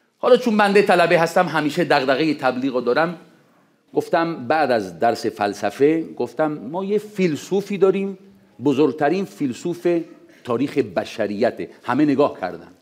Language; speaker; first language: Persian; non-native, fluent; Spanish